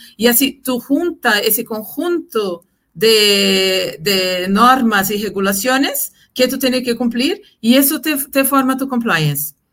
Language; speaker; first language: Spanish; non-native, fluent; Portuguese